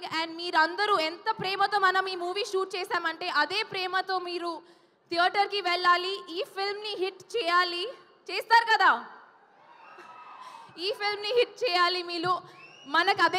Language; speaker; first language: Telugu; non-native, local second language; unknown